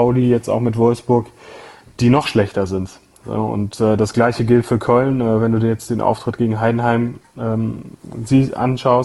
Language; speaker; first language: German; native; German